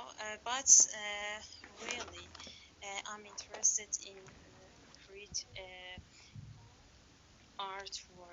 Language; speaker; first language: English; non-native, learner; Persian